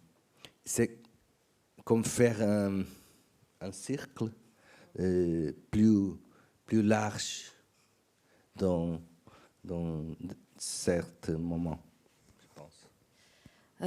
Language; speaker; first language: French; non-native, learner; Portuguese